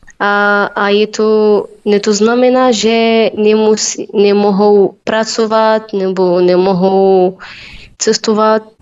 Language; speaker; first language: Czech; non-native, learner; Arabic